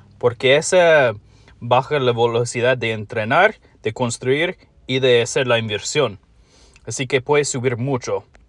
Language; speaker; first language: Spanish; non-native, learner; English